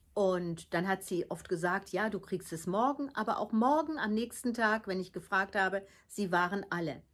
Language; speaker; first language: German; early bilingual, heritage; Dutch